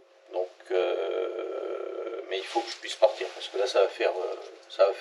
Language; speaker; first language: French; native; French